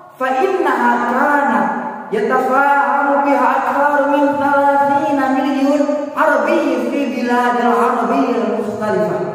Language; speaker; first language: Arabic; non-native, learner; Indonesian